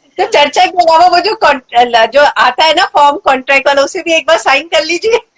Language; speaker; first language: Hindi; native; Hindi